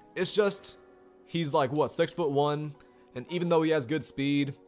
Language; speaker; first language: English; native; English